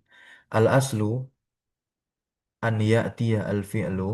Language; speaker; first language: Arabic; non-native, local second language; Indonesian